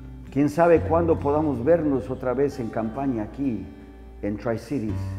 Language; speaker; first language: Spanish; early bilingual, heritage; Spanish